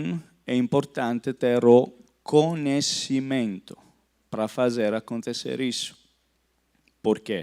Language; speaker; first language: Portuguese; non-native, fluent; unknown